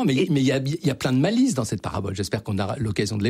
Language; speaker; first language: French; native; French